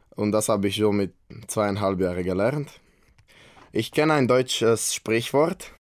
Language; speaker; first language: German; non-native, fluent; Romanian